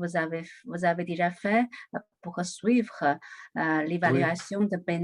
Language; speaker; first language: French; non-native, learner; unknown